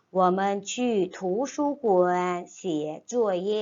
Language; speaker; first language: Chinese; non-native, fluent; Thai